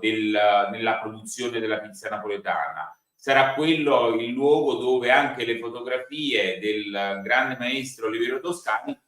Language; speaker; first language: Italian; native; Italian